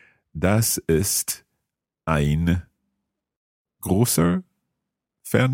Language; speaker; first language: German; non-native, learner; English